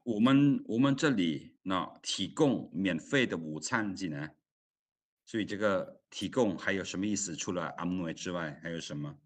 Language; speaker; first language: Chinese; non-native, fluent; Lao